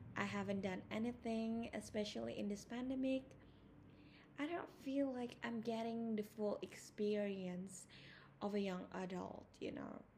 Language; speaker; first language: English; non-native, fluent; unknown